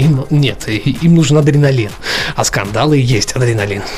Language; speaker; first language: Russian; native; Russian